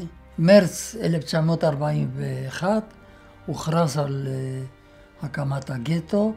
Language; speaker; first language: Hebrew; non-native, fluent; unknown